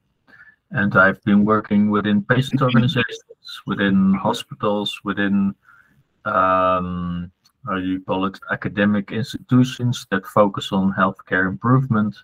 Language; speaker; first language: English; non-native, fluent; Dutch